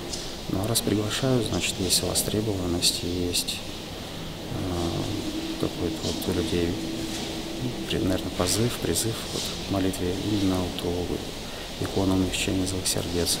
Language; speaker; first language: Russian; native; Russian